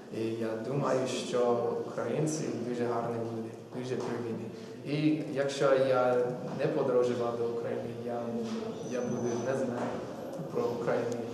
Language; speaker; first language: Ukrainian; non-native, learner; English